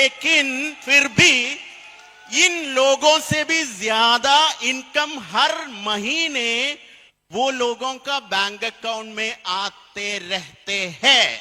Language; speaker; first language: Hindi; non-native, fluent; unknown